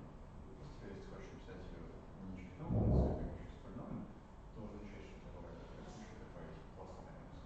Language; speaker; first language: Russian; native; Russian